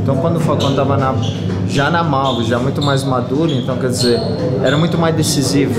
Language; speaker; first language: Portuguese; native; Portuguese